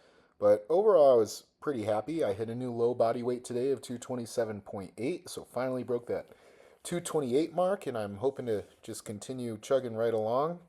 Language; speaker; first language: English; native; English